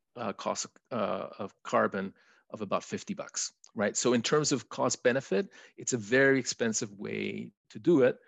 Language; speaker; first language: English; non-native, fluent; Spanish